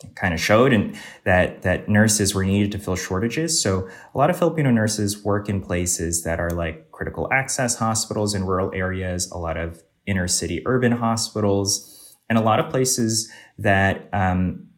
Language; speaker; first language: English; native; English